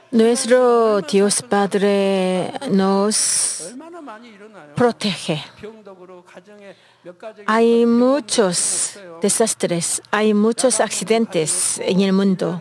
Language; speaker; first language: Spanish; non-native, fluent; Korean